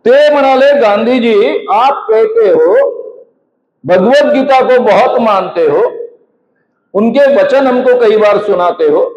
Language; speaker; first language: Hindi; non-native, local second language; Marathi